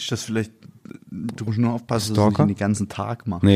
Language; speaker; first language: German; native; German